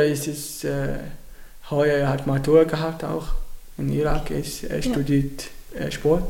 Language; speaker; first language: German; non-native, learner; Arabic